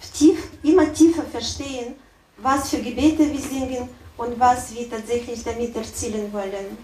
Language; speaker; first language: German; non-native, learner; Russian